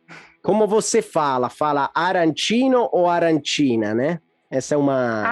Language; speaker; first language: Portuguese; non-native, fluent; Italian